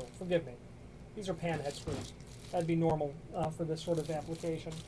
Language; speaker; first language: English; native; English